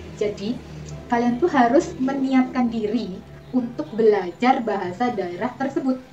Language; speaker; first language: Indonesian; native; Indonesian